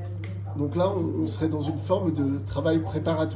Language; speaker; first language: French; native; French